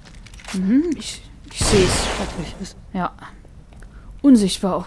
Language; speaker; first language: German; native; German